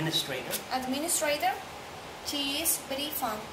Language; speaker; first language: English; non-native, learner; Spanish